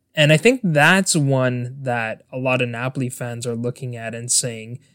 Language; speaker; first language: English; native; English